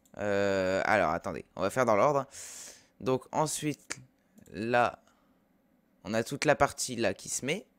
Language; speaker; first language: French; native; French